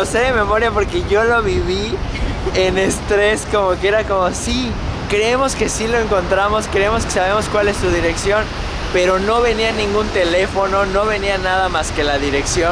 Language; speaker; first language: Spanish; native; Spanish